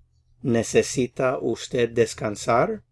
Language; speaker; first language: Spanish; non-native, fluent; English